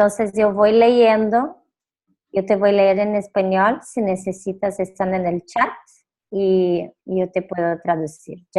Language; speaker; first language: Spanish; non-native, fluent; Portuguese